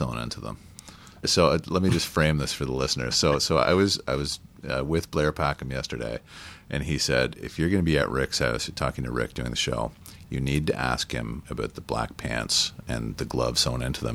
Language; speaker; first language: English; native; English